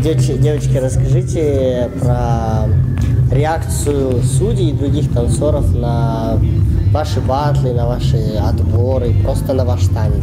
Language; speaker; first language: Russian; native; Russian